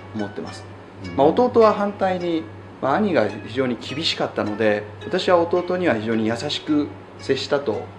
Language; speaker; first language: Japanese; native; Japanese